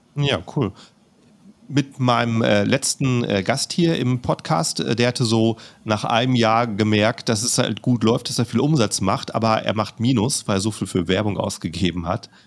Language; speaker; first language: German; native; German